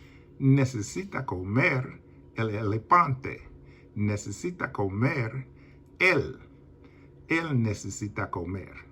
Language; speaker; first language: Spanish; non-native, learner; English